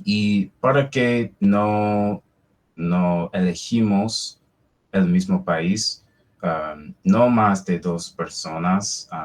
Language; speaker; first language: Spanish; non-native, fluent; English